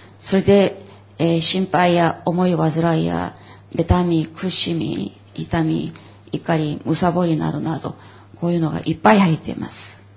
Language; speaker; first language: Japanese; non-native, fluent; Korean